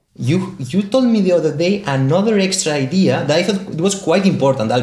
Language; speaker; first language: English; non-native, fluent; Catalan